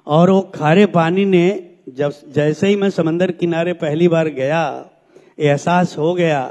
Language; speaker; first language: Hindi; native; Hindi